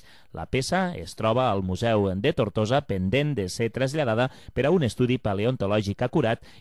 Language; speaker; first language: Catalan; native; Catalan